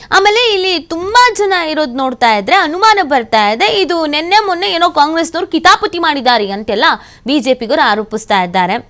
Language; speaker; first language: Kannada; native; Kannada